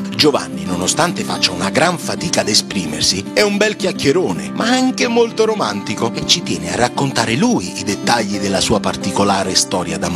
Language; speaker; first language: Italian; native; Italian